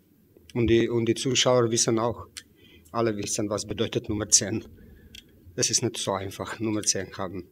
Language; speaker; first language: German; non-native, fluent; Slovenian